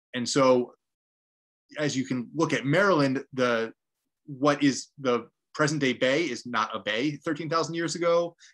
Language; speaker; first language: English; native; English